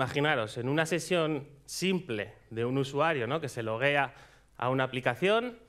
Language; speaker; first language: Spanish; native; Spanish